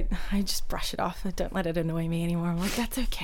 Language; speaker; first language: English; native; English